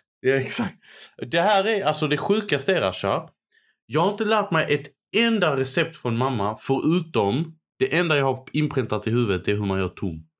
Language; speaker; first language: Swedish; non-native, fluent; Arabic